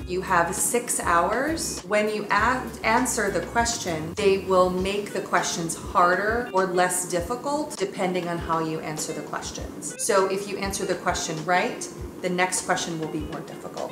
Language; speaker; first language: English; early bilingual, other home language; Italian